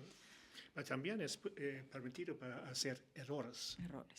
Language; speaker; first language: Spanish; non-native, learner; Swedish